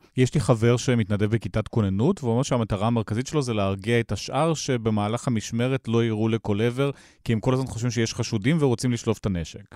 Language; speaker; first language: Hebrew; native; Hebrew